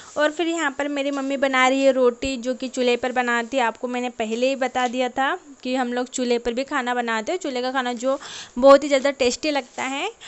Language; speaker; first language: Hindi; non-native, local second language; Marathi